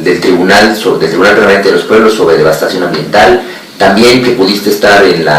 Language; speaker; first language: Spanish; native; Spanish